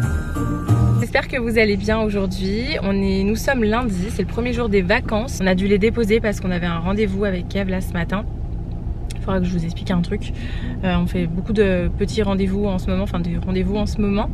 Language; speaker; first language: French; native; French